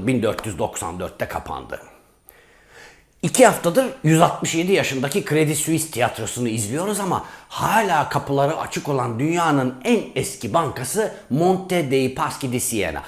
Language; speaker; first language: Turkish; native; Turkish